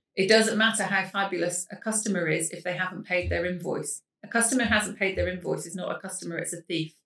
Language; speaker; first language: English; native; English